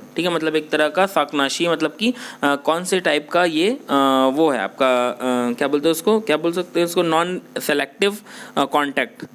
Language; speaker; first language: Hindi; non-native, local second language; Chhattisgarhi